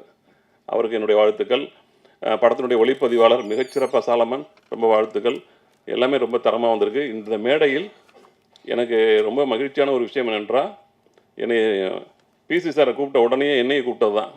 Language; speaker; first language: Tamil; native; Tamil